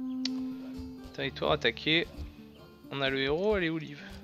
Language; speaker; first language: French; native; French